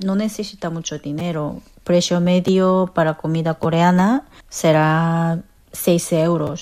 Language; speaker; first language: Spanish; non-native, fluent; Korean